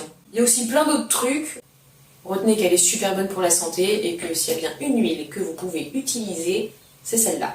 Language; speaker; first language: French; native; French